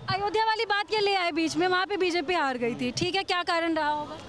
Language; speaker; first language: Hindi; native; Hindi